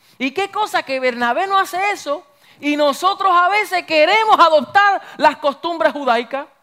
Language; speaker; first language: Spanish; early bilingual, heritage; Spanish